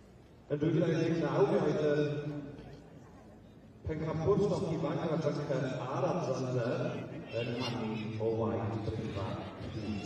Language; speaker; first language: Welsh; native; Welsh